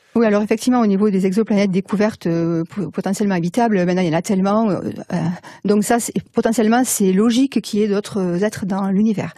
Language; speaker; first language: French; native; French